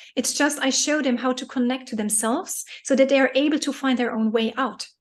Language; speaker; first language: English; non-native, fluent; German